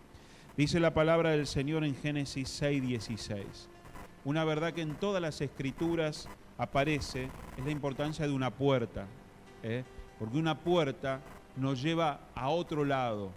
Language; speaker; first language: Spanish; native; Spanish